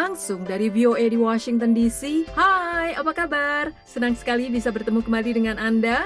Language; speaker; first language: Indonesian; native; Indonesian